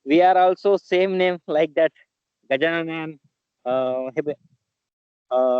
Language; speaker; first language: English; non-native, learner; Marathi